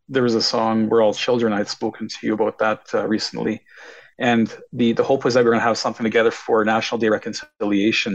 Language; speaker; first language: English; native; English